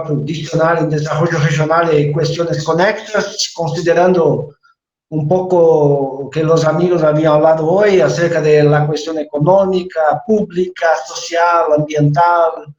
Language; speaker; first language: Spanish; non-native, fluent; Portuguese